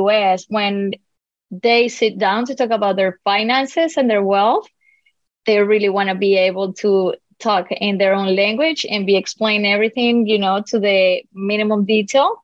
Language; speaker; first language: English; non-native, fluent; Spanish